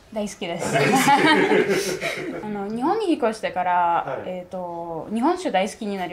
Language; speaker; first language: Japanese; non-native, fluent; Russian